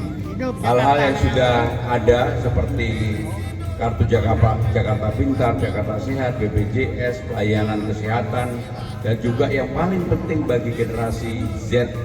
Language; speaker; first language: Indonesian; native; Indonesian